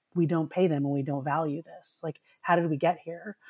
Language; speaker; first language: English; early bilingual, other home language; Filipino